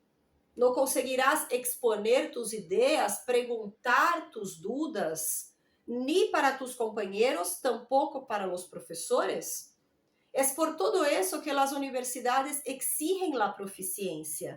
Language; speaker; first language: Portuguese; non-native, learner; Spanish